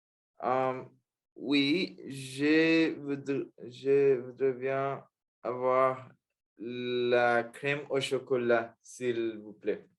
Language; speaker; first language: French; non-native, learner; Spanish